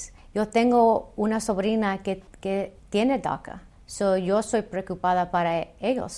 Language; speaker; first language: Spanish; early bilingual, heritage; Spanish